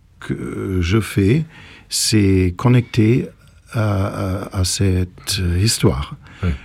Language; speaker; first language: French; non-native, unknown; German